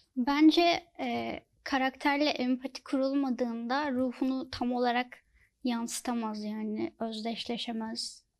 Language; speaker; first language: Turkish; native; Turkish